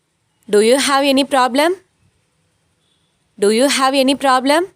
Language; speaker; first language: English; non-native, local second language; Tamil